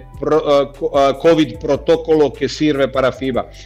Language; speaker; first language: Portuguese; non-native, learner; Croatian